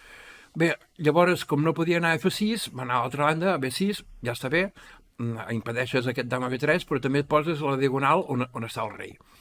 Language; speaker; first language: Catalan; native; Catalan